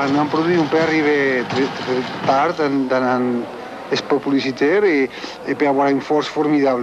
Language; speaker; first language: French; non-native, fluent; Spanish